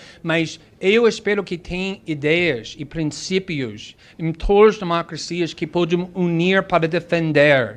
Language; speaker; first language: Portuguese; non-native, fluent; English